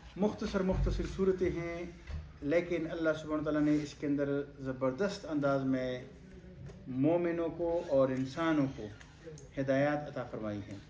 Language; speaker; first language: Urdu; non-native, local second language; Pashto